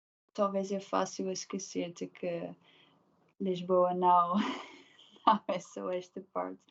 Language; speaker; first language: Portuguese; non-native, learner; Dutch